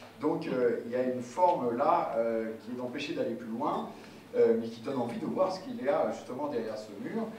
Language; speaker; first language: French; native; French